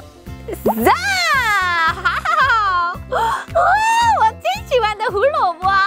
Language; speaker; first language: Chinese; non-native, fluent; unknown